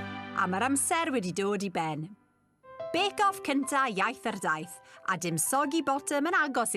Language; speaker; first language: Welsh; native; Welsh